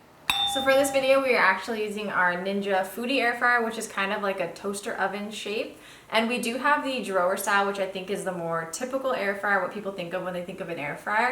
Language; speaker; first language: English; native; English